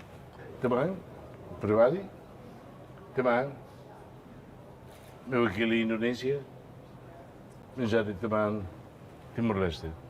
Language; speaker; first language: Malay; non-native, fluent; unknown